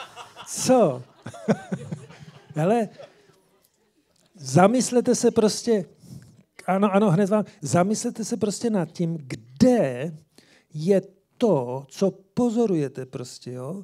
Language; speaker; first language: Czech; native; Czech